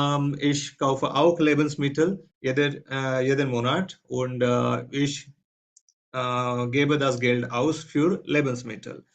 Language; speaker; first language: German; non-native, fluent; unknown